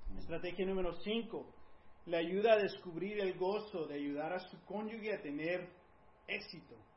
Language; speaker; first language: Spanish; early bilingual, heritage; Spanish